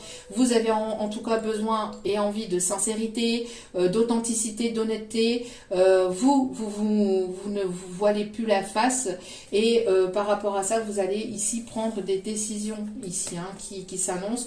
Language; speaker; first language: French; native; French